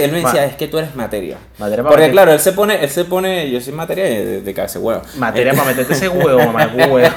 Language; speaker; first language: Spanish; native; Spanish